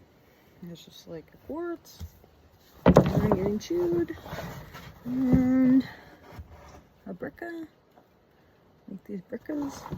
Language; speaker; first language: English; native; English